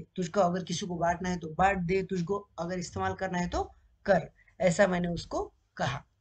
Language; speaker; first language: Hindi; non-native, local second language; Marathi